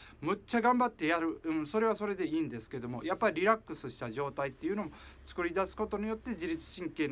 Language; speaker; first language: Japanese; native; Japanese